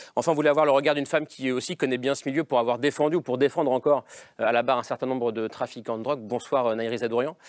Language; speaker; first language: French; native; French